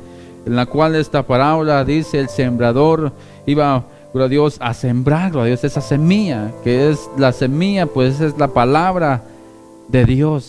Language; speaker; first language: Spanish; native; Spanish